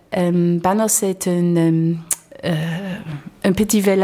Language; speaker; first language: French; non-native, learner; English